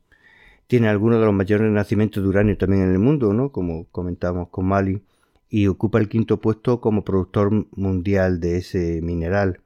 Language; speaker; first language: Spanish; native; Spanish